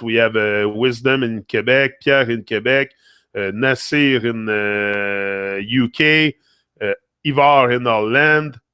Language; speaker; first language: English; non-native, fluent; French